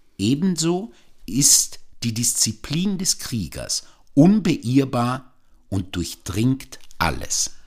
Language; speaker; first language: German; non-native, fluent; Italian